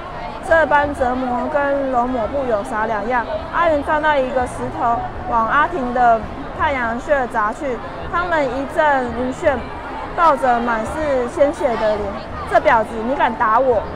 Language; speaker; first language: Chinese; native; Chinese